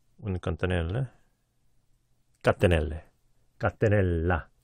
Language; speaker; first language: Italian; non-native, learner; Korean